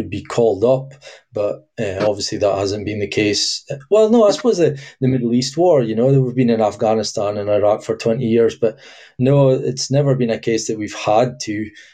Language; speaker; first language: English; native; English